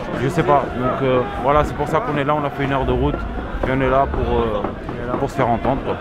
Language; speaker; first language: French; non-native, fluent; Portuguese